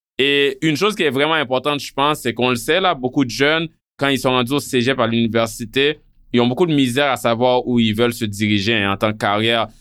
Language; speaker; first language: French; non-native, local second language; Haitian Creole